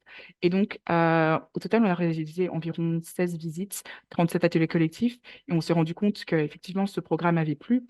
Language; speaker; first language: French; native; French